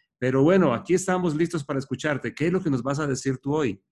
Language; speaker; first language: Spanish; native; Spanish